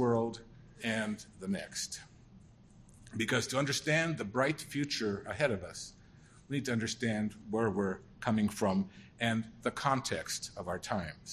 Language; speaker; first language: English; native; English